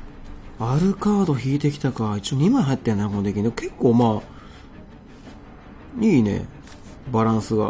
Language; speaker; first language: Japanese; native; Japanese